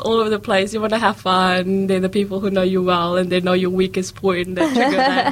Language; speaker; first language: English; native; English